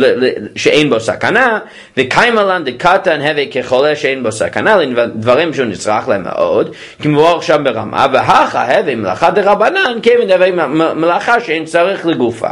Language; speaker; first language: Hebrew; non-native, fluent; English